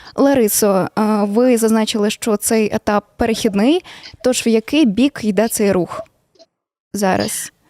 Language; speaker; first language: Ukrainian; native; Ukrainian